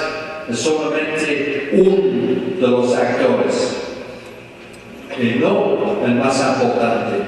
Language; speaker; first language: Spanish; non-native, fluent; English